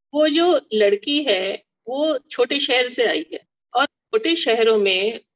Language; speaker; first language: Hindi; native; Hindi